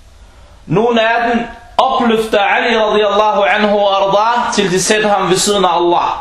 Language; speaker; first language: Danish; non-native, fluent; Arabic